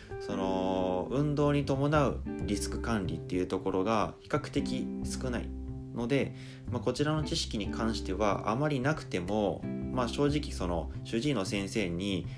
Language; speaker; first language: Japanese; native; Japanese